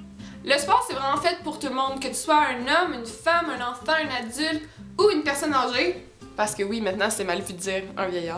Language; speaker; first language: French; native; French